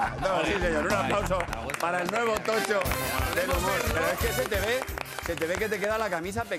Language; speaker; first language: Spanish; native; Spanish